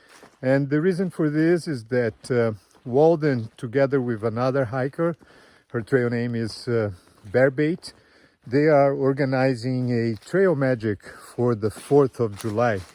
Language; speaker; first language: English; non-native, fluent; Portuguese